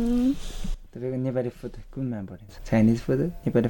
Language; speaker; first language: Nepali; non-native, learner; Chinese